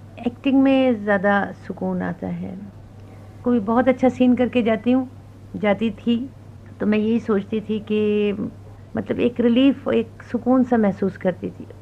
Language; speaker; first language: Urdu; native; Urdu